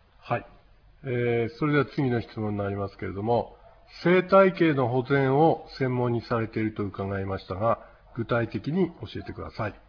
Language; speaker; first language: Japanese; native; Japanese